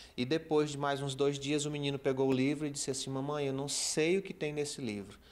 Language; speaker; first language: Portuguese; native; Portuguese